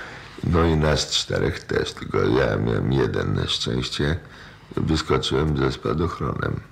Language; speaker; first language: Polish; native; Polish